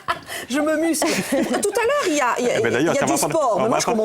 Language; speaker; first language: French; native; French